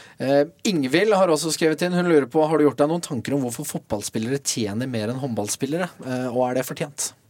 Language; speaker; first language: Norwegian; native; Norwegian